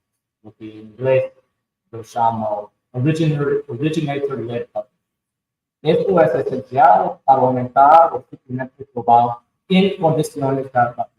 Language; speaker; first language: Spanish; non-native, fluent; English